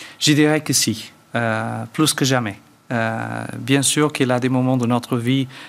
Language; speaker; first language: French; early bilingual, other home language; Portuguese